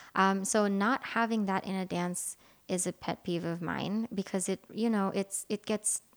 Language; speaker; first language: English; non-native, local second language; Filipino